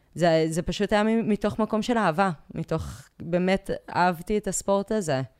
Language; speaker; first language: Hebrew; early bilingual, other home language; English